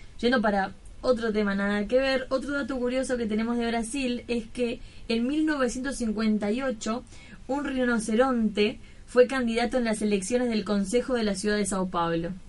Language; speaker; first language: Spanish; native; Spanish